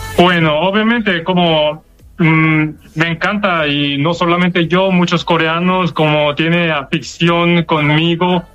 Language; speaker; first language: Spanish; non-native, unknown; Korean